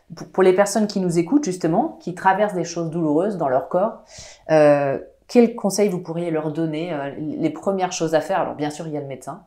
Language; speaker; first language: French; native; French